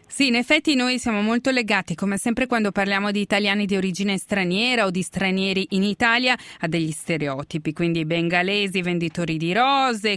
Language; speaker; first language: Italian; native; Italian